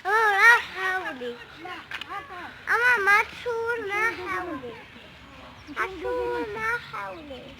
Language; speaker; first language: Arabic; native; Arabic